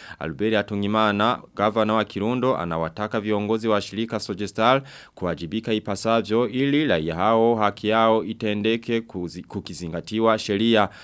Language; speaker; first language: Swahili; non-native, local second language; Rundi